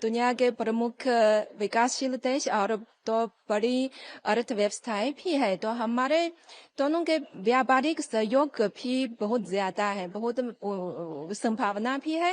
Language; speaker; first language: Hindi; non-native, fluent; Chinese